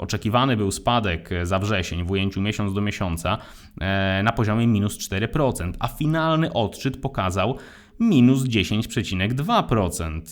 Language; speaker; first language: Polish; native; Polish